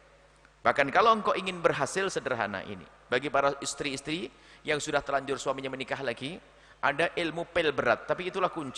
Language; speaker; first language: Indonesian; native; Indonesian